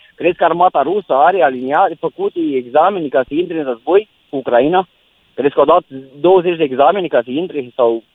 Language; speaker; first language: Romanian; native; Romanian